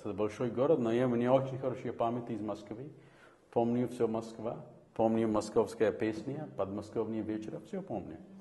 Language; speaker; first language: Russian; non-native, fluent; Hindi